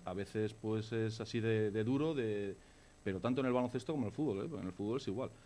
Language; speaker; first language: Spanish; native; Spanish